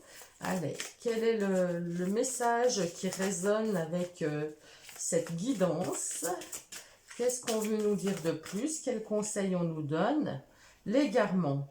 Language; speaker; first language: French; native; French